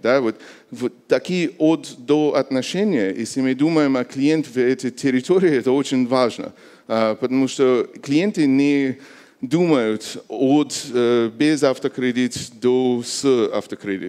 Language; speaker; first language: Russian; non-native, fluent; English